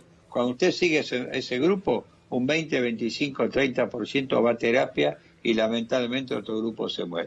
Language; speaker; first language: Spanish; native; Spanish